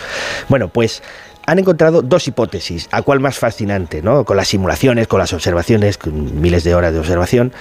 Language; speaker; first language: Spanish; native; Spanish